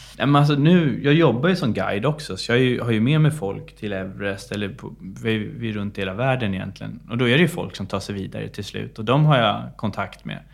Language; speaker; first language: Swedish; native; Swedish